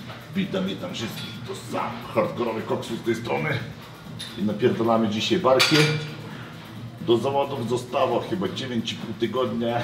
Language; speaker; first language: Polish; non-native, fluent; Lithuanian